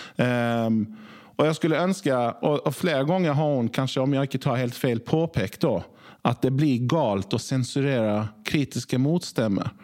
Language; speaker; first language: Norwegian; early bilingual, other home language; Swedish